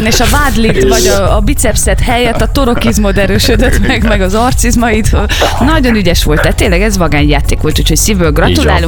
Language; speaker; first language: Hungarian; native; Hungarian